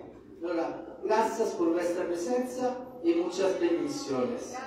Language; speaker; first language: Spanish; non-native, fluent; Italian